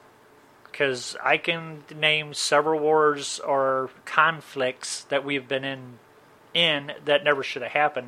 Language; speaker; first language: English; native; English